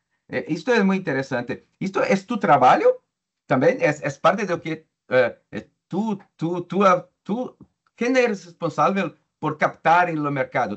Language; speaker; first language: Spanish; non-native, learner; Portuguese